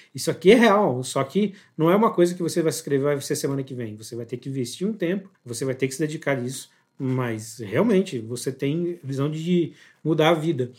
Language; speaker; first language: Portuguese; native; Portuguese